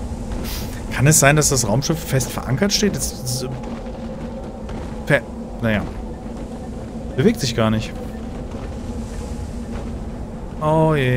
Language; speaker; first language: German; native; German